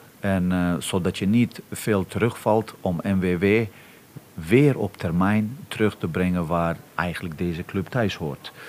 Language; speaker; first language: Dutch; non-native, fluent; Bosnian